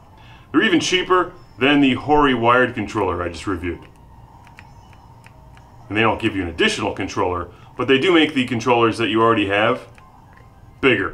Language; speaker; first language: English; native; English